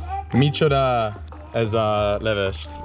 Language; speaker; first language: Hungarian; non-native, learner; English